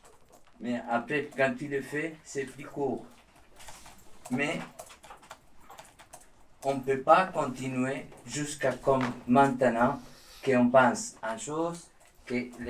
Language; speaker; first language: French; non-native, learner; Spanish